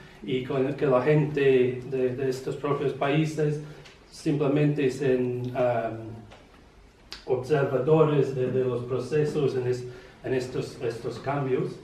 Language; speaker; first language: Spanish; non-native, learner; English